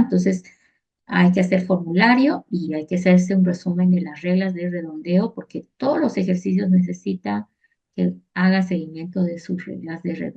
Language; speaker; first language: Spanish; native; Spanish